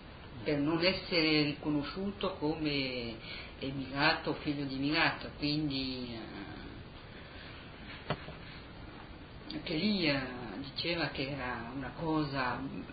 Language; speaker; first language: Italian; early bilingual, heritage; Italian